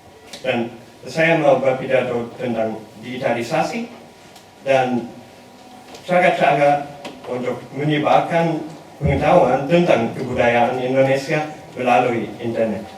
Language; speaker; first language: Indonesian; non-native, learner; German